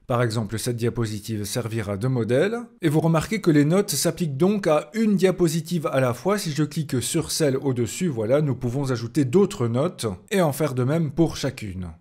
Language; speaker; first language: French; native; French